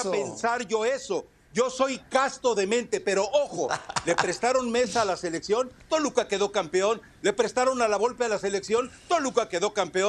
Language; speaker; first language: Spanish; native; Spanish